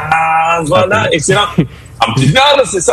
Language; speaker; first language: French; non-native, fluent; English